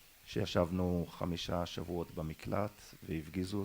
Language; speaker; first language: Hebrew; early bilingual, other home language; German